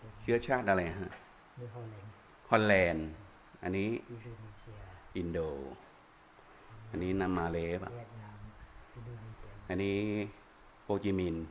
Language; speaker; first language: Thai; native; Thai